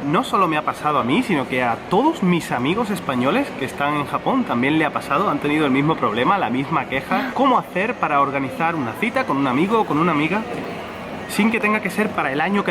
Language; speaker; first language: Spanish; native; Spanish